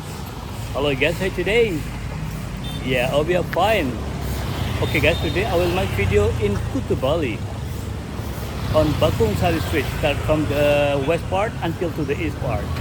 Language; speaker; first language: English; non-native, learner; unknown